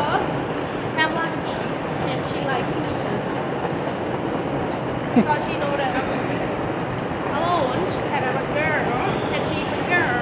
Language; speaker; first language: English; non-native, learner; Thai